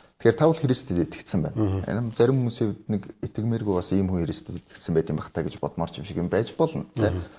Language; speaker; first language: Mongolian; native; Mongolian